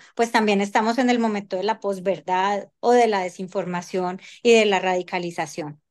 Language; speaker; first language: Spanish; native; Spanish